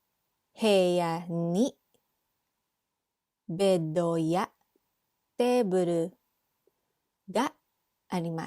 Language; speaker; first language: Japanese; non-native, learner; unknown